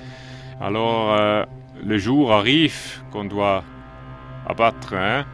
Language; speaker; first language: French; non-native, local second language; German